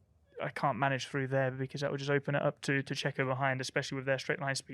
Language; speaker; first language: English; native; English